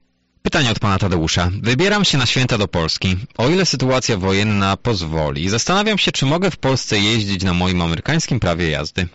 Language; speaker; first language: Polish; native; Polish